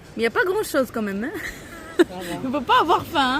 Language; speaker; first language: French; non-native, local second language; Arabic